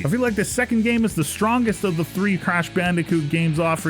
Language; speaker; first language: English; native; English